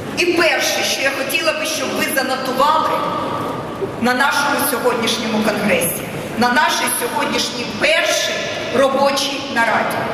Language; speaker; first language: Ukrainian; non-native, local second language; Russian